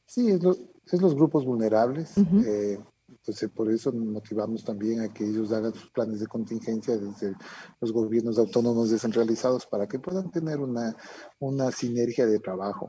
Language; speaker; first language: Spanish; native; Spanish